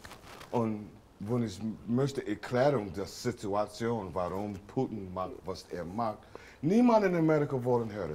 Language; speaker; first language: German; non-native, learner; English